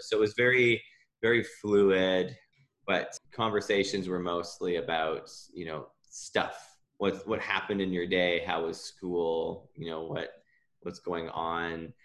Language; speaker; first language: English; native; English